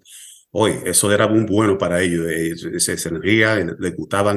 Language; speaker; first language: Spanish; early bilingual, heritage; Spanish